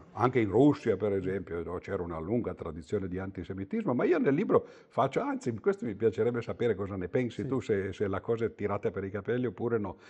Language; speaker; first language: Italian; native; Italian